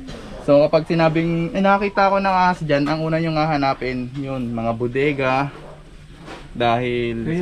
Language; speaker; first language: Filipino; native; Filipino